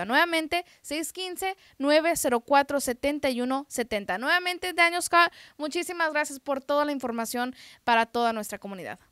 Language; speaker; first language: Spanish; native; Spanish